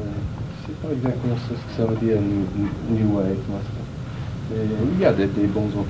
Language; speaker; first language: French; non-native, fluent; English